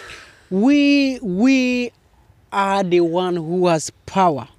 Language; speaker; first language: English; non-native, fluent; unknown